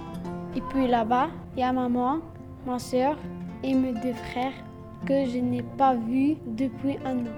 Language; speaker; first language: French; non-native, learner; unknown